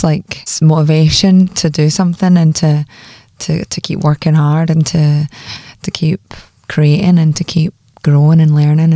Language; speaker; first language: English; native; English